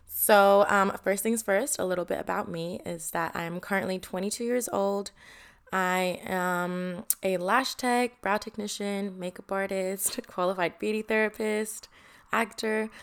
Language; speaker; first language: English; non-native, fluent; Indonesian